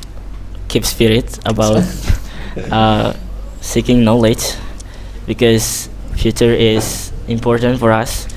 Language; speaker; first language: English; non-native, learner; Indonesian